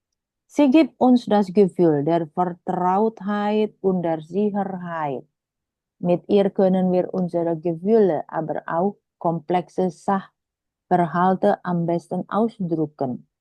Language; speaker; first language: German; non-native, fluent; Indonesian